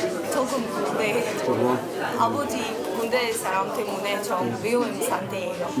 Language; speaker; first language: Korean; non-native, learner; Ukrainian